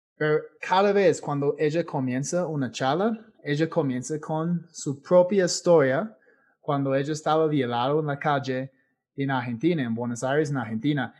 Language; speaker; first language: Spanish; non-native, fluent; English